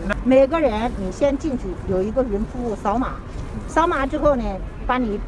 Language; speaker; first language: Chinese; native; Chinese